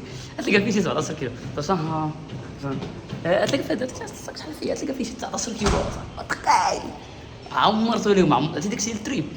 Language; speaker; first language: Arabic; native; Arabic